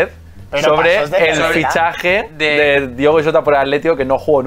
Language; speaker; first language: Spanish; native; Spanish